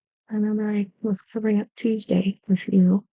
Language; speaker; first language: English; native; English